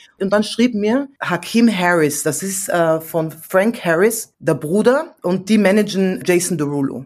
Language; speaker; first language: German; early bilingual, other home language; Central Kurdish